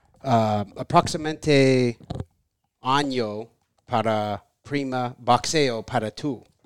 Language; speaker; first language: Spanish; non-native, learner; English